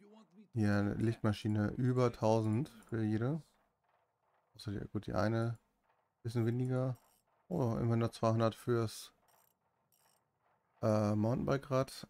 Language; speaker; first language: German; native; German